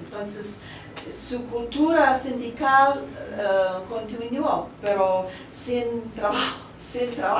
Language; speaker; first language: Spanish; non-native, fluent; English